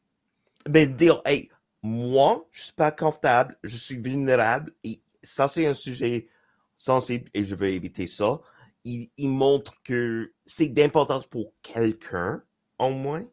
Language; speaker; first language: French; non-native, local second language; English